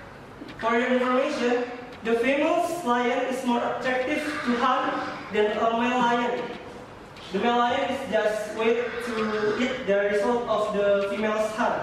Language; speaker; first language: English; non-native, learner; Indonesian